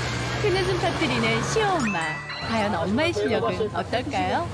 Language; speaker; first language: Korean; native; Korean